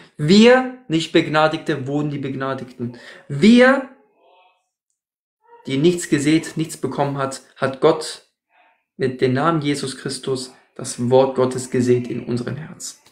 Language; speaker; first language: German; native; German